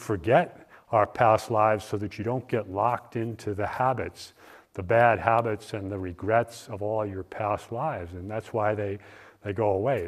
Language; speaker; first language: English; native; English